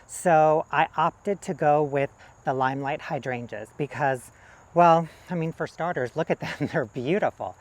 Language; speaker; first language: English; native; English